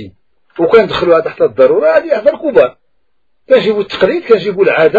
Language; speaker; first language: Arabic; native; Arabic